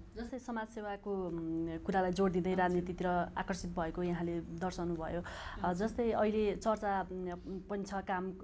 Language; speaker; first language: Nepali; native; Nepali